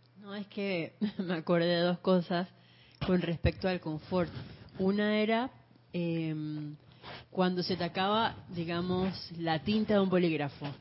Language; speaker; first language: Spanish; native; Spanish